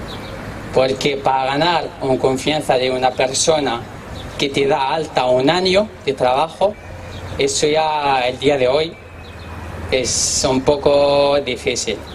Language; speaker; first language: Spanish; non-native, learner; Arabic